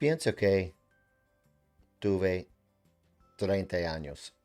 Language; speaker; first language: Spanish; non-native, learner; English